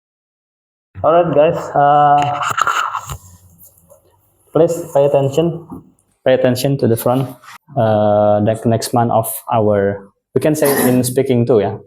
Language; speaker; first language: English; non-native, fluent; Indonesian